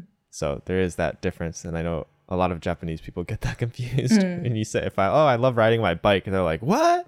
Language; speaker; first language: English; native; English